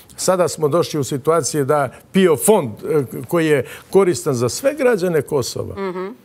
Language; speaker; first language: Bosnian; non-native, local second language; Albanian